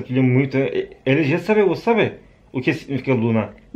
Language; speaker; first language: Portuguese; non-native, learner; Turkish